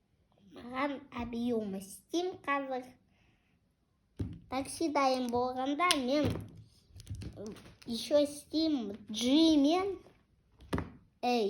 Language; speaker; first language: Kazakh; non-native, local second language; Russian